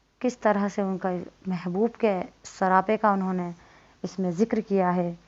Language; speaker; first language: Urdu; native; Urdu